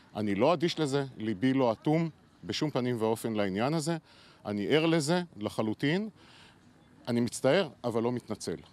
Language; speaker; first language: Hebrew; native; Hebrew